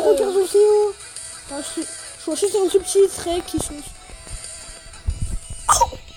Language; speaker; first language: French; native; French